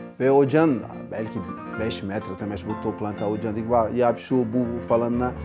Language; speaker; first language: Turkish; non-native, learner; Portuguese